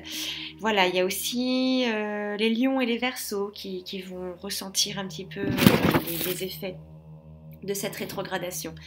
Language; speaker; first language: French; native; French